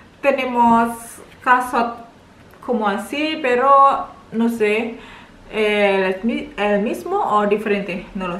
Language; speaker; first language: Spanish; non-native, learner; Indonesian